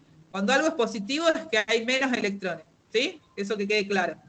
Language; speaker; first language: Spanish; native; Spanish